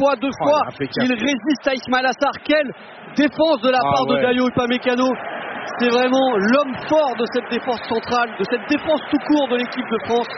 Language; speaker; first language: French; native; French